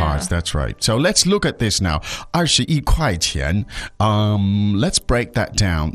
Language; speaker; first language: English; native; English